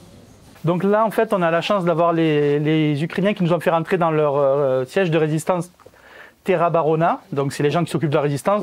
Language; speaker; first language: French; native; French